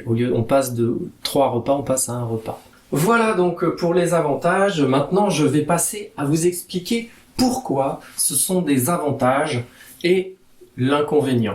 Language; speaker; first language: French; native; French